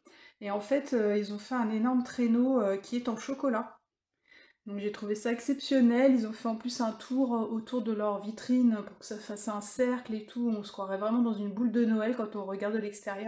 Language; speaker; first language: French; native; French